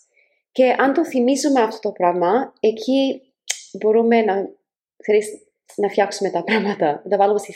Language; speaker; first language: Greek; early bilingual, heritage; Greek